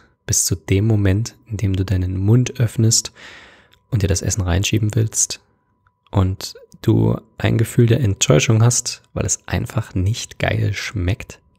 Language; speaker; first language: German; native; German